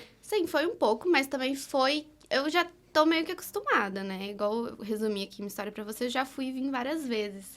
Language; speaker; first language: Portuguese; native; Portuguese